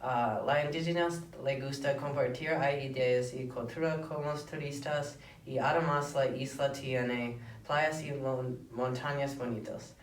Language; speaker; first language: Spanish; non-native, learner; English